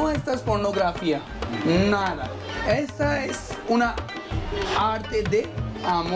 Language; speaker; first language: Spanish; non-native, learner; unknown